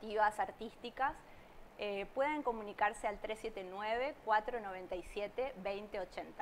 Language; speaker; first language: Spanish; native; Spanish